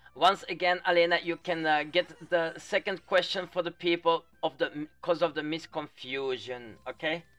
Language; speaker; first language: English; non-native, fluent; Dutch